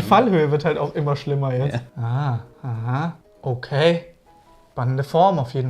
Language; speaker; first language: German; native; German